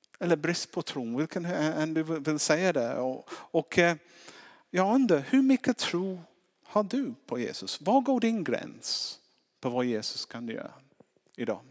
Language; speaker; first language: Swedish; non-native, fluent; English